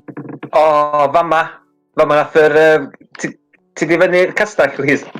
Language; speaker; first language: Welsh; native; Welsh